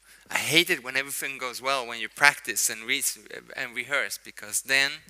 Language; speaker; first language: English; non-native, fluent; Swedish